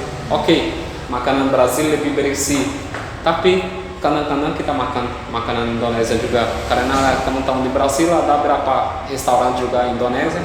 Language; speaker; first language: Indonesian; non-native, fluent; Portuguese